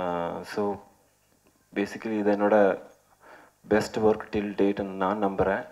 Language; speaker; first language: Tamil; non-native, learner; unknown